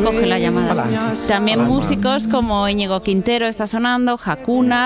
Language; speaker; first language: Spanish; native; Spanish